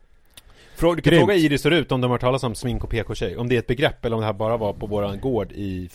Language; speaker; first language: Swedish; native; Swedish